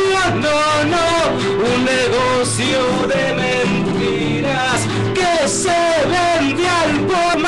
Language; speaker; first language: Spanish; native; Spanish